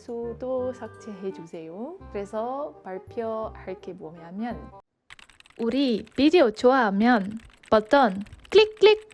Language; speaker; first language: Korean; non-native, learner; Dutch